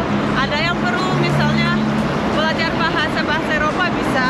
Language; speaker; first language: Indonesian; non-native, fluent; Russian